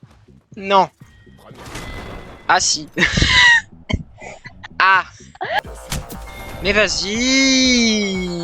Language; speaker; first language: French; native; French